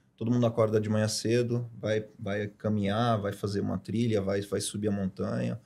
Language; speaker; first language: Portuguese; early bilingual, other home language; German